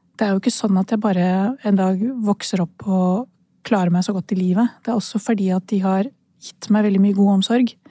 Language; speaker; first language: Norwegian; early bilingual, other home language; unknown